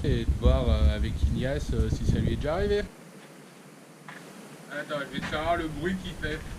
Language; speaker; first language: French; native; French